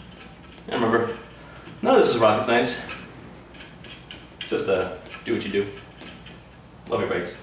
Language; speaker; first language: English; native; English